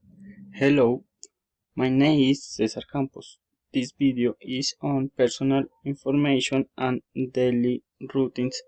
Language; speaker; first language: English; non-native, learner; Spanish